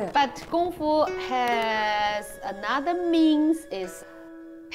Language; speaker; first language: English; non-native, learner; Chinese